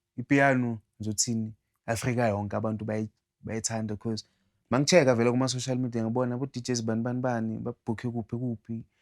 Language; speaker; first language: Zulu; non-native, fluent; Tsonga